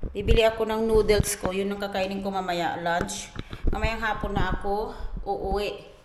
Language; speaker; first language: Filipino; native; Filipino